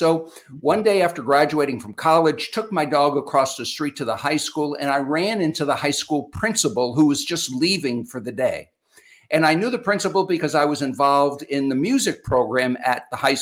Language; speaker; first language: English; native; English